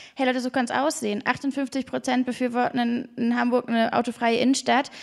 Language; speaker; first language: German; native; German